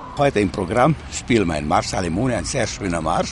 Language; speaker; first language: German; native; German